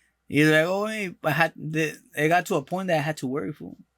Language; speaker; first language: English; early bilingual, other home language; Spanish